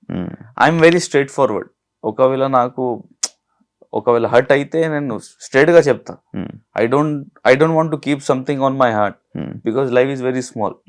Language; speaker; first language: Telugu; non-native, learner; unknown